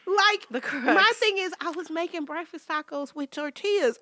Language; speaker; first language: English; native; English